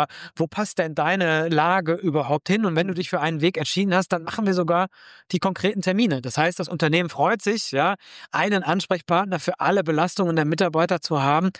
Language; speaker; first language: German; native; German